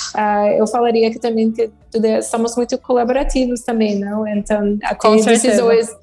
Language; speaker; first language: Portuguese; non-native, fluent; English